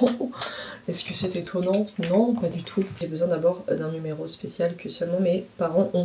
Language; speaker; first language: French; native; French